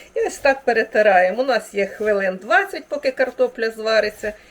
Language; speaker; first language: Ukrainian; native; Ukrainian